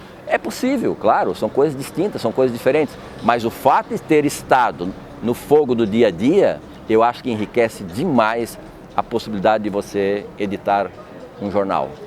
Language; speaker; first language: Portuguese; native; Portuguese